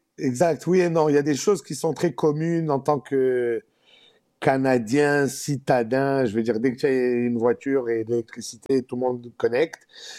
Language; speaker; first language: French; native; French